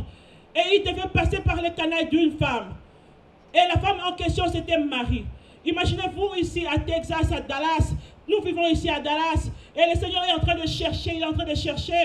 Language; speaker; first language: French; non-native, local second language; Lingala